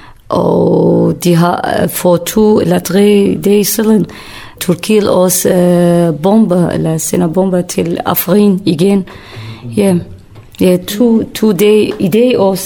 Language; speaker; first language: Danish; non-native, learner; Kurdish